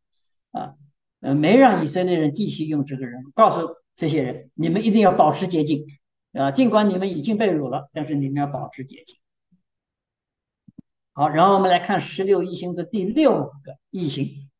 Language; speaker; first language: Chinese; native; Chinese